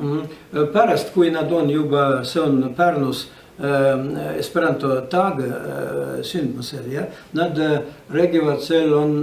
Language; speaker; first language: Estonian; non-native, learner; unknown